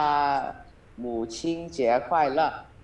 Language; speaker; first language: Chinese; early bilingual, heritage; Chinese